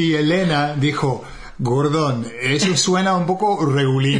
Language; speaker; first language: Spanish; non-native, fluent; English